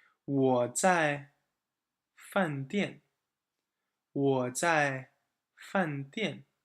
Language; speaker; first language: Chinese; non-native, fluent; English